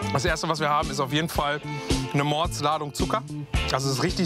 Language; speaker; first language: German; native; German